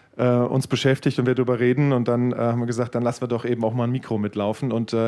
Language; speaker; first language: German; native; German